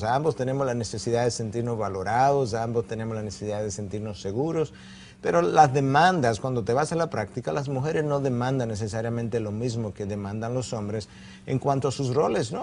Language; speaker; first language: Spanish; native; Spanish